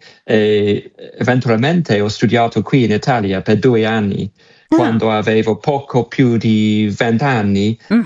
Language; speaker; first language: Italian; non-native, learner; English